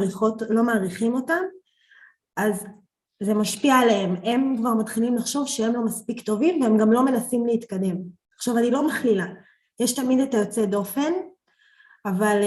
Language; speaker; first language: Hebrew; early bilingual, other home language; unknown